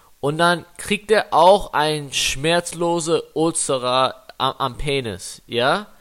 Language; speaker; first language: German; non-native, fluent; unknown